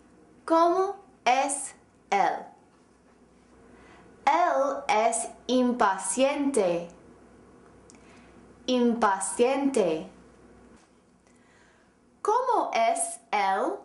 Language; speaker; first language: Spanish; non-native, fluent; English